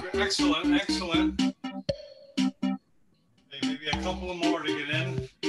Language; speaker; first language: English; native; English